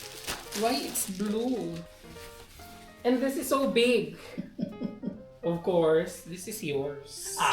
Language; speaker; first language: English; non-native, local second language; Filipino